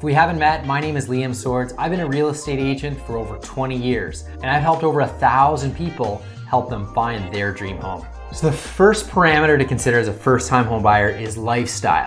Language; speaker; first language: English; native; English